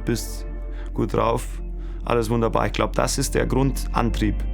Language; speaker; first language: German; native; German